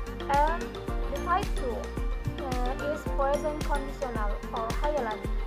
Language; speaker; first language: English; non-native, learner; Indonesian